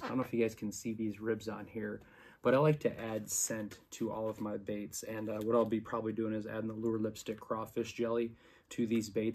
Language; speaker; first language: English; native; English